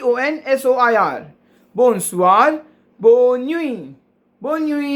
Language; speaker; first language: French; non-native, fluent; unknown